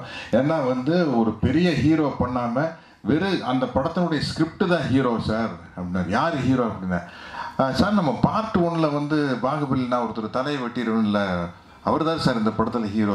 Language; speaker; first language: Tamil; native; Tamil